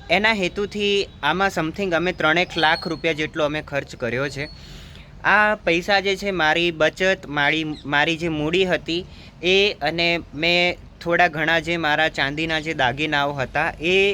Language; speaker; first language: Gujarati; non-native, local second language; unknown